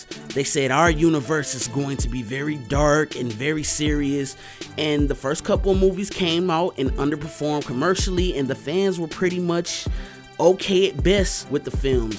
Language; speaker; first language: English; native; English